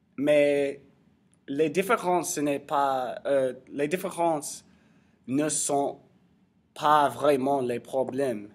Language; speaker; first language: French; non-native, learner; English